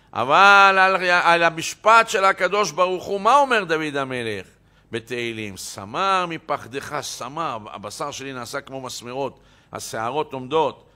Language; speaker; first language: Hebrew; native; Hebrew